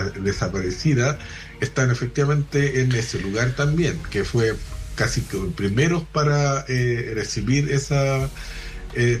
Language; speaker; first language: Spanish; non-native, fluent; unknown